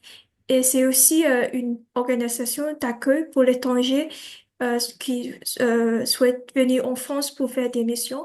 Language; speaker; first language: French; non-native, learner; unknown